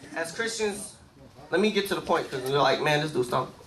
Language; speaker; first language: English; native; English